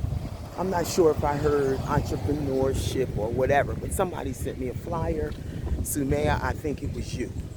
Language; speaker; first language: English; native; English